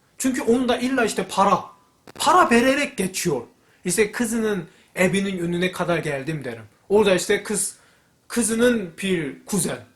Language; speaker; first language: Turkish; non-native, fluent; Korean